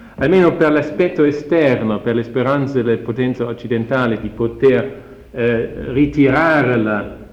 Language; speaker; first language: Italian; non-native, fluent; German